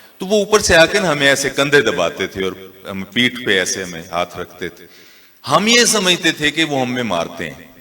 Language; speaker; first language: Urdu; non-native, local second language; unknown